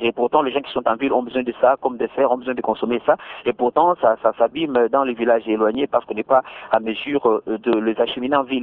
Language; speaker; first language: French; non-native, local second language; Luba-Lulua